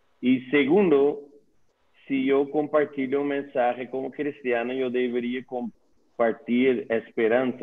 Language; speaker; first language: Spanish; non-native, learner; Dutch